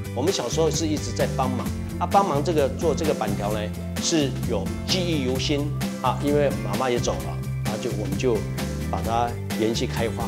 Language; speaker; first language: Chinese; non-native, local second language; Hakka Chinese